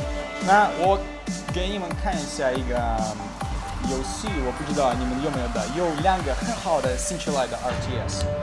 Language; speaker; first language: Chinese; non-native, learner; Russian